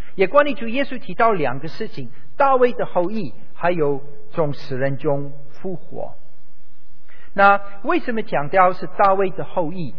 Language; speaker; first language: Chinese; non-native, fluent; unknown